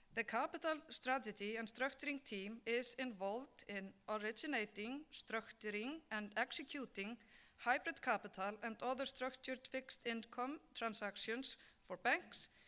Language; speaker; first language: English; non-native, fluent; Icelandic